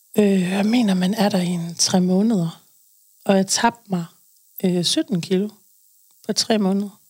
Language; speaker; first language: Danish; native; Danish